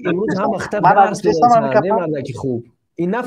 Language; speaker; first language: Persian; native; Persian